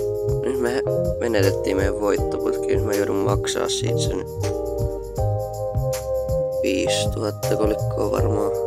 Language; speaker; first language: Finnish; native; Finnish